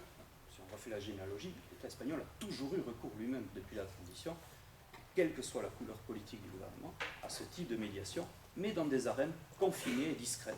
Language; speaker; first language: French; native; French